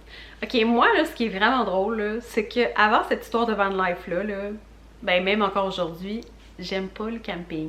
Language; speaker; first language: French; native; French